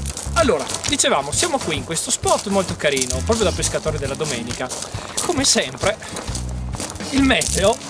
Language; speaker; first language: Italian; native; Italian